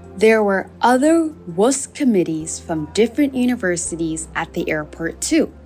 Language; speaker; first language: English; native; English